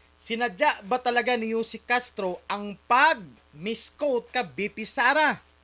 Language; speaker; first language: Filipino; native; Filipino